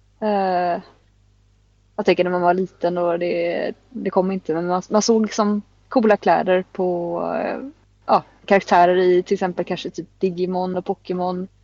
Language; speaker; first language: Swedish; native; Swedish